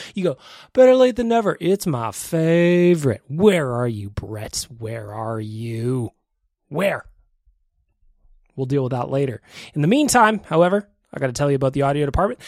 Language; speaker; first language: English; native; English